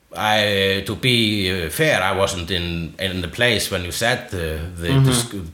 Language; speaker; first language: English; non-native, fluent; Icelandic